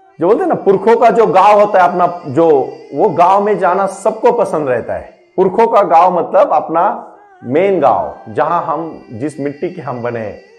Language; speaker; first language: Hindi; non-native, local second language; Marathi